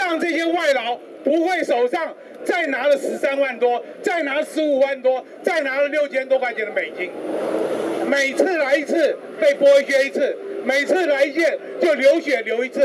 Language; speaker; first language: Chinese; native; Chinese